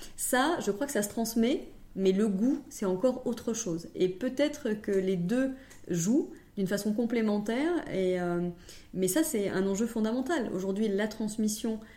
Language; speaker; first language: French; native; French